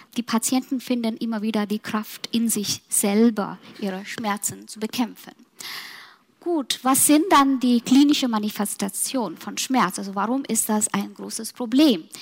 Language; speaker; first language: German; non-native, fluent; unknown